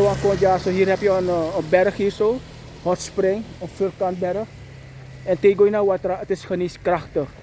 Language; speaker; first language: Dutch; non-native, local second language; Sranan Tongo